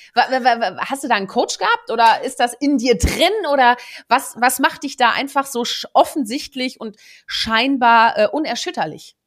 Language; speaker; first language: German; early bilingual, other home language; Dutch